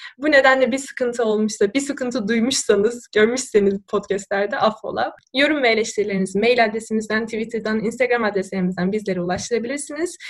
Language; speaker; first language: Turkish; native; Turkish